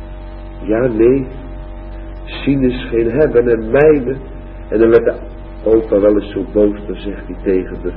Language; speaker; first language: Dutch; native; Dutch